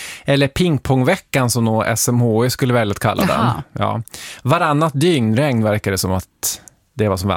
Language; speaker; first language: Swedish; native; Swedish